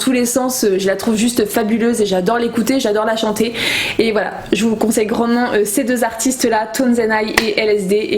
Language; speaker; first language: French; native; French